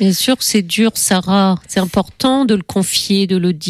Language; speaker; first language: French; native; French